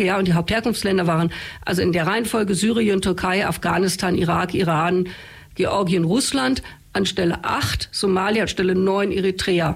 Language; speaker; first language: German; native; German